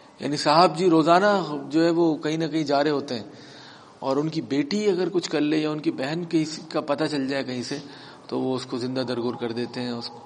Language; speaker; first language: Urdu; native; Urdu